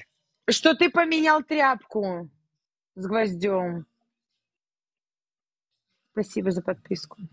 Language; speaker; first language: Russian; native; Russian